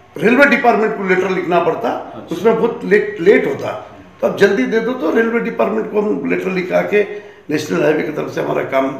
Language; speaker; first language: Hindi; non-native, local second language; Marathi